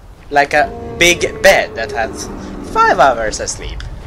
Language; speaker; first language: English; non-native, fluent; Swedish